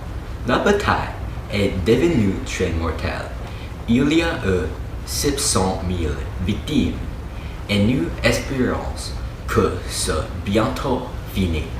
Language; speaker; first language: French; non-native, learner; English